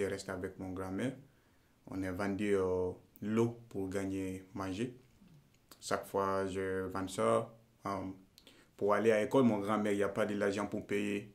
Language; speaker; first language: French; non-native, learner; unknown